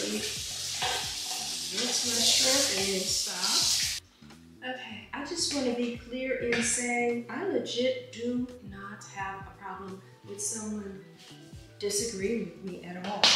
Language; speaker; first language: English; native; English